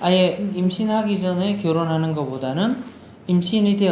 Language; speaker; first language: Korean; non-native, local second language; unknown